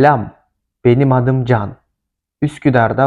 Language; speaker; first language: Turkish; non-native, fluent; Kyrgyz